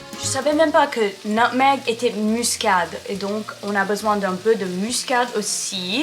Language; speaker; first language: French; non-native, fluent; English